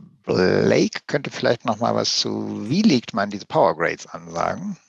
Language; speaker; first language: German; native; German